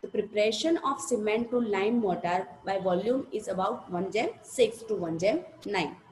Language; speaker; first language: English; non-native, local second language; Gujarati